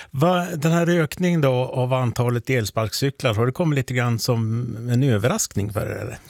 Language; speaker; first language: Swedish; native; Swedish